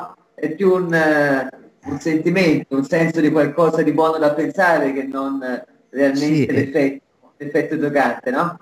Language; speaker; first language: Italian; native; Italian